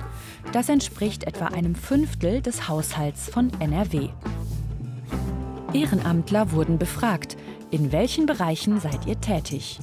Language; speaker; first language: German; native; German